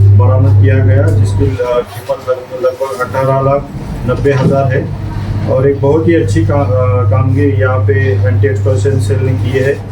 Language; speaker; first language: Hindi; non-native, local second language; Marathi